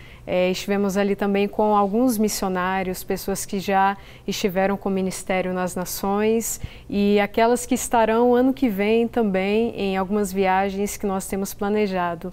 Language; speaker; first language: Portuguese; native; Portuguese